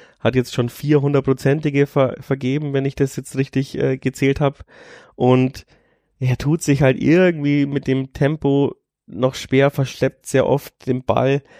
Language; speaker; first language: German; native; German